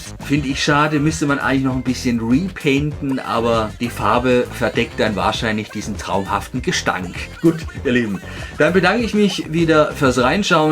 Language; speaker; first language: German; native; German